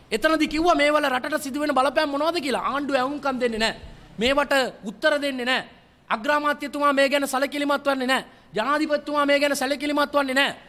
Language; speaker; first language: Sinhala; non-native, local second language; Tamil